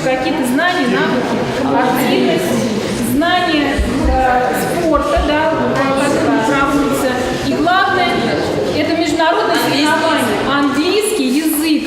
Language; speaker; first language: Russian; native; Russian